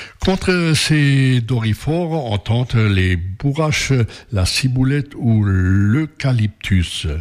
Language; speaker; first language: French; native; French